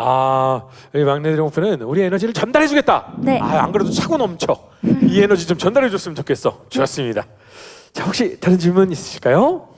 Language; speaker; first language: Korean; native; Korean